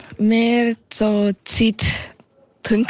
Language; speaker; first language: German; early bilingual, heritage; German